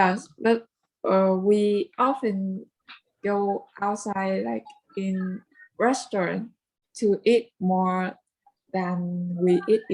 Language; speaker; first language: English; non-native, learner; Vietnamese